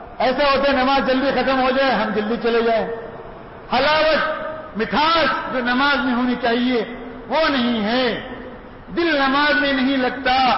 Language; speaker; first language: Urdu; non-native, local second language; Konkani